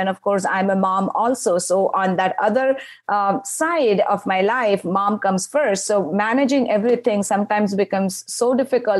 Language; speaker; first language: English; non-native, local second language; Marathi